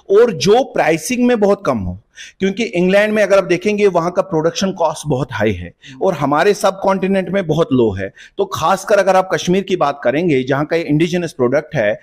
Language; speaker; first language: Hindi; non-native, local second language; Kashmiri